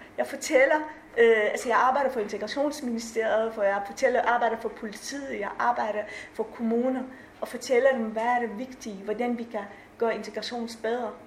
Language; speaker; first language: Danish; non-native, fluent; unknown